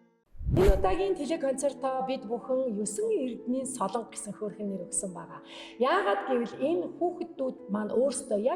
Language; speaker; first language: Mongolian; native; Mongolian